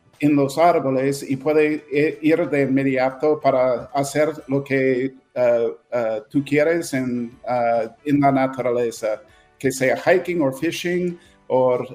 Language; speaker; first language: Spanish; non-native, fluent; English